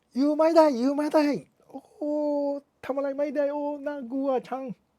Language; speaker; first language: Thai; non-native, learner; Japanese